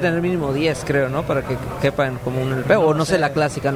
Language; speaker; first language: Spanish; native; Spanish